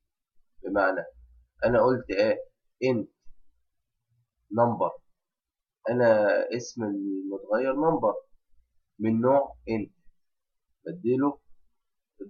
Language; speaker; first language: Arabic; native; Arabic